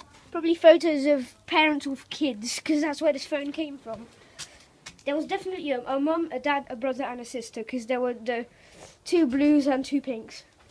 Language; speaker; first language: English; early bilingual, other home language; Polish